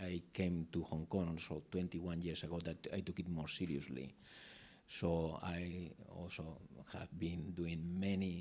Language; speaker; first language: English; non-native, fluent; Spanish